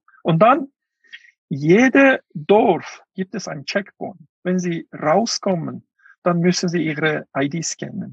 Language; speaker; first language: German; non-native, fluent; Uyghur